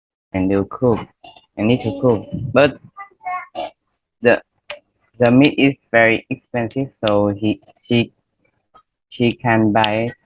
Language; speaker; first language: English; non-native, learner; Vietnamese